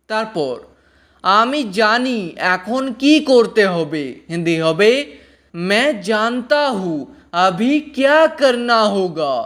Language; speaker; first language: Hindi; non-native, fluent; Bangla